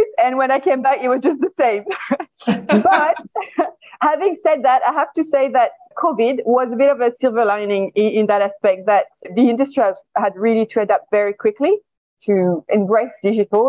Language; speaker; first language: English; non-native, fluent; French